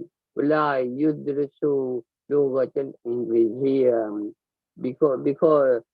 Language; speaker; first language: Arabic; non-native, learner; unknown